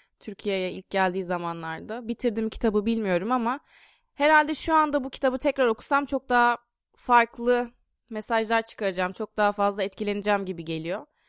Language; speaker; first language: Turkish; native; Turkish